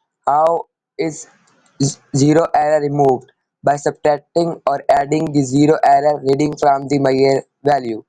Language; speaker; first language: English; non-native, local second language; Urdu